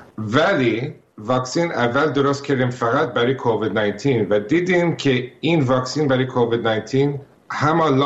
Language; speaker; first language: Persian; early bilingual, heritage; Persian